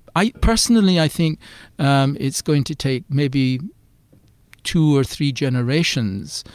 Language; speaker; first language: English; native; English